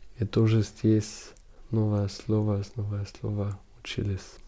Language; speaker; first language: Russian; non-native, learner; German